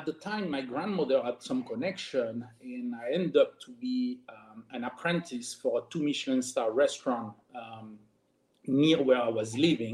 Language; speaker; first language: English; non-native, fluent; French